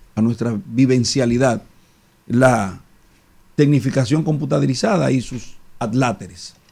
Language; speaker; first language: Spanish; native; Spanish